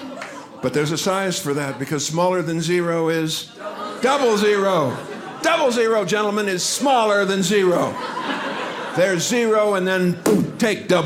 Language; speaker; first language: English; native; English